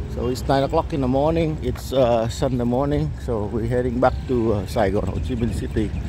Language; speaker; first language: English; non-native, fluent; Vietnamese